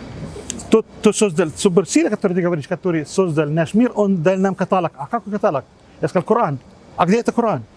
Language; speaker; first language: Russian; non-native, fluent; Arabic